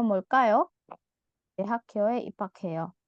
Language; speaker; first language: Korean; non-native, fluent; Indonesian